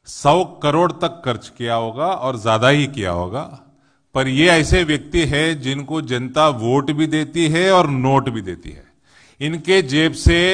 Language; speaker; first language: Hindi; non-native, local second language; Telugu